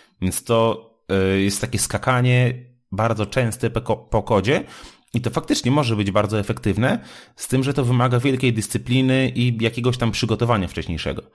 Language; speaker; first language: Polish; native; Polish